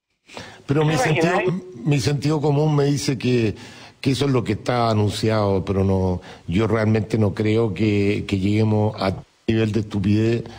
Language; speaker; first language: Spanish; native; Spanish